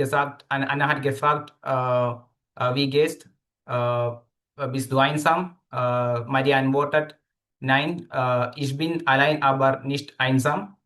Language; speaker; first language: German; non-native, learner; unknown